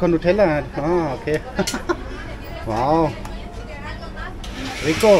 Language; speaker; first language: Spanish; non-native, learner; German